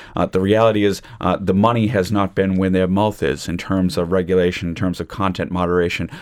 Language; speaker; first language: English; native; English